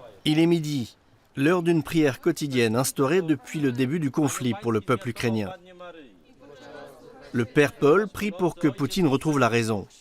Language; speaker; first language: French; native; French